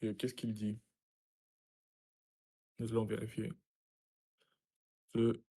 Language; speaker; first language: French; non-native, learner; Russian